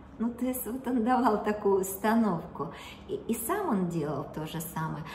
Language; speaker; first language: Russian; native; Russian